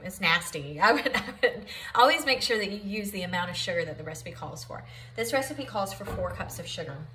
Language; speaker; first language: English; native; English